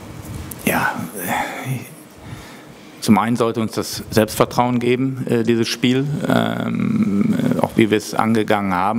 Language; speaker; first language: German; native; German